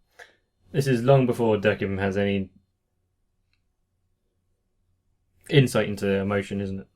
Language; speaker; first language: English; native; English